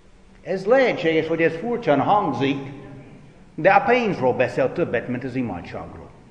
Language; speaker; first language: Hungarian; non-native, fluent; English